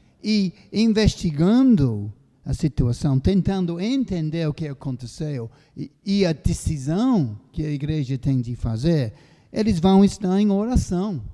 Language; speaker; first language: Portuguese; non-native, fluent; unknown